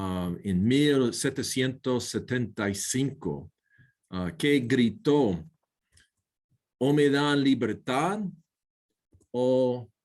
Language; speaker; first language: Spanish; non-native, learner; English